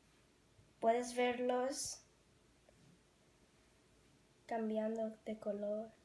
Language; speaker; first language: Spanish; non-native, learner; English